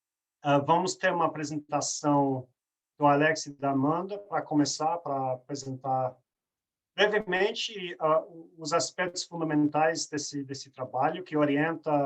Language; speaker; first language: Portuguese; non-native, fluent; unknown